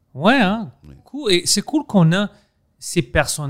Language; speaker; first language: French; non-native, local second language; English